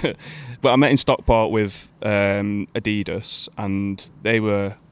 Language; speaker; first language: English; native; English